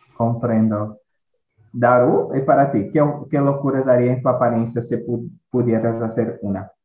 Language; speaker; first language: Spanish; non-native, fluent; Portuguese